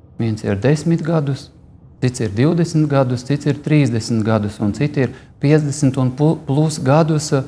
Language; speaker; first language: Latvian; native; Latvian